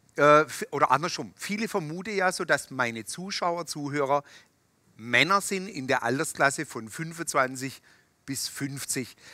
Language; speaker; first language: German; native; German